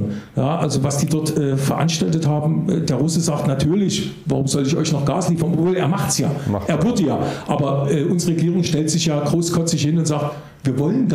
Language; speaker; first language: German; native; German